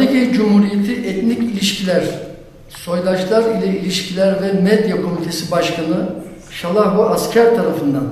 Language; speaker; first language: Turkish; native; Turkish